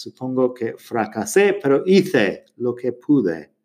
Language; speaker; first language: Spanish; non-native, fluent; English